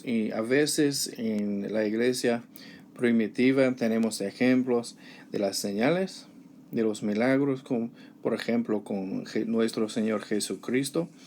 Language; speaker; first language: Spanish; non-native, learner; English